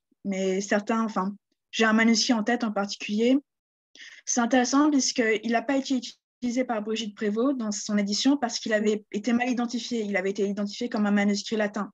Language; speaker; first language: French; native; French